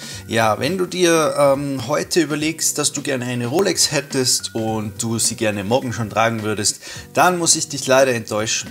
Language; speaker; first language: German; native; German